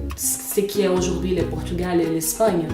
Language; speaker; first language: French; non-native, fluent; Portuguese